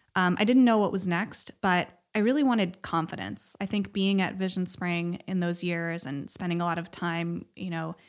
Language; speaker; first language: English; native; English